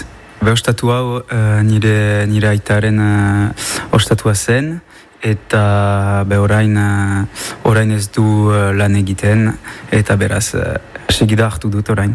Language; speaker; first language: Basque; non-native, local second language; French